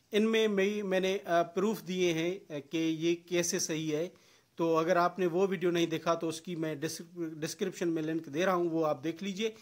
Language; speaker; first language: Urdu; non-native, local second language; Sindhi